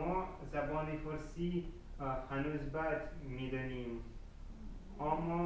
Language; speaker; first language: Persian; non-native, learner; Russian